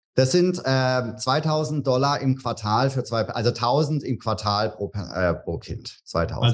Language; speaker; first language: German; native; German